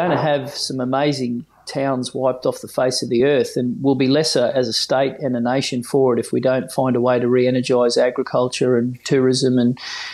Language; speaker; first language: English; native; English